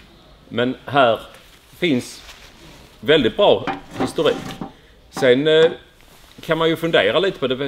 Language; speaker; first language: Swedish; native; Swedish